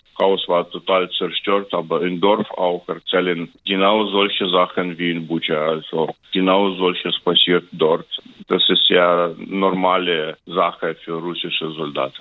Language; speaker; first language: German; non-native, learner; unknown